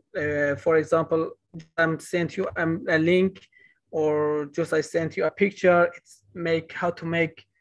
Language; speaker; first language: English; non-native, learner; Kurdish